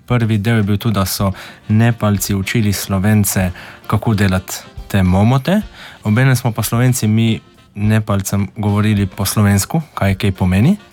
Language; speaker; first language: Slovenian; native; Slovenian